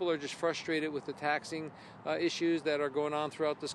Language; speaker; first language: English; native; English